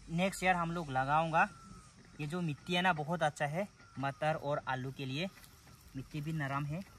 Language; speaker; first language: Hindi; non-native, local second language; Garo